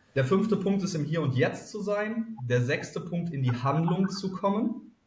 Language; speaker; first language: German; native; German